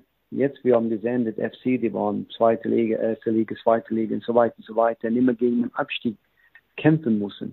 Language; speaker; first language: German; non-native, fluent; English